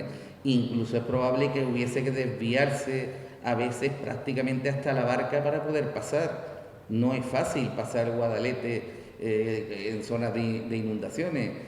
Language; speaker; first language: Spanish; native; Spanish